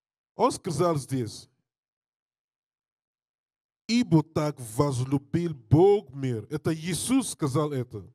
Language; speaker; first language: Russian; non-native, learner; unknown